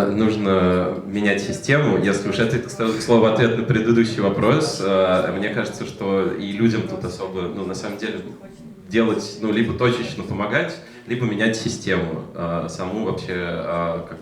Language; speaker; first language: Russian; native; Russian